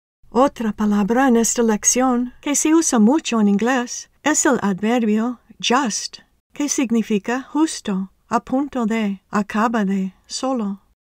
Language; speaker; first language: Spanish; native; Spanish